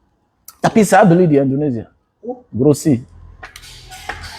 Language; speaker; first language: Indonesian; non-native, learner; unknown